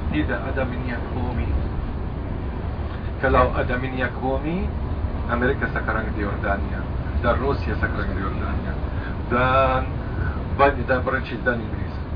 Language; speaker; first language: Indonesian; non-native, fluent; Arabic